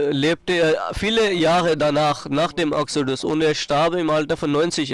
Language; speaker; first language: German; non-native, fluent; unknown